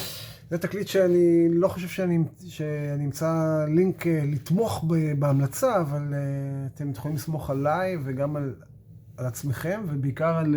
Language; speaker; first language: Hebrew; native; Hebrew